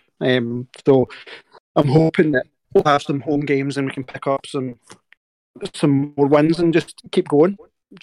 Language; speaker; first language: English; native; English